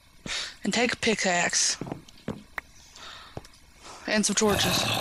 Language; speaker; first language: English; native; English